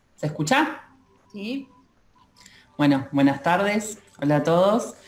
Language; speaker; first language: Spanish; native; Spanish